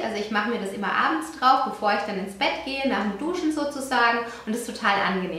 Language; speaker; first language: German; native; German